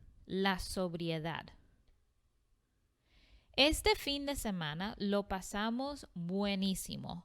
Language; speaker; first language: Spanish; non-native, fluent; English